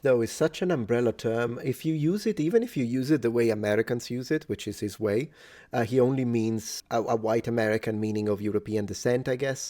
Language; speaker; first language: English; non-native, fluent; Italian